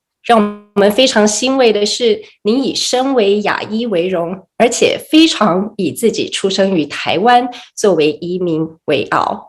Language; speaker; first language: Chinese; native; Chinese